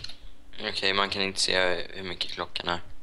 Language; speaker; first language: Swedish; native; Swedish